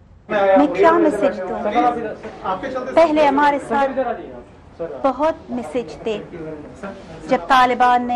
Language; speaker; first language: Hindi; non-native, fluent; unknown